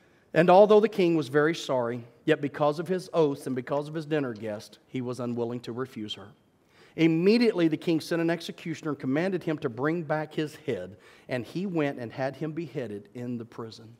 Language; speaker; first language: English; native; English